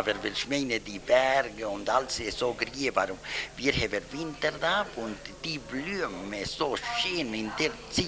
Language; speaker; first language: German; early bilingual, heritage; German